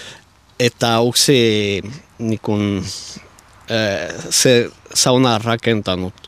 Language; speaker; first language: Finnish; non-native, learner; Spanish